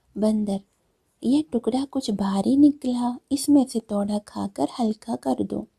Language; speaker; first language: Hindi; non-native, local second language; Malayalam